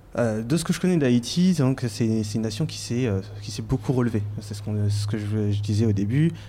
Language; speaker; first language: French; native; French